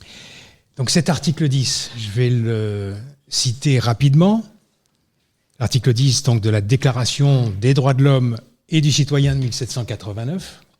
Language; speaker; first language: French; native; French